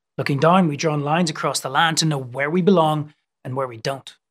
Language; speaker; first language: English; native; English